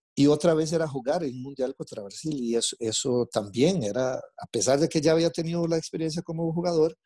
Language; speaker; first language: Spanish; non-native, fluent; Portuguese